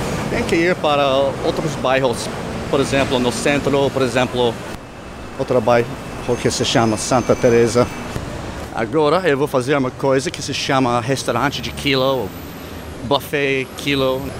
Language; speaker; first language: Portuguese; non-native, learner; English